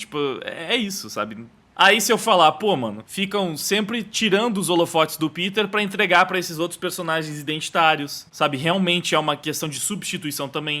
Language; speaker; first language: Portuguese; native; Portuguese